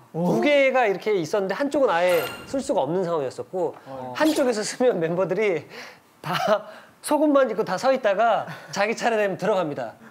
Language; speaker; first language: Korean; native; Korean